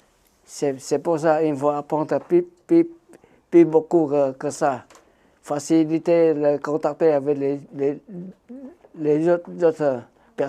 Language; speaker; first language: French; non-native, learner; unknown